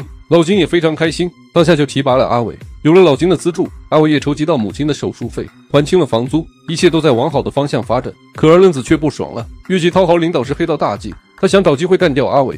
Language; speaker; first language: Chinese; native; Chinese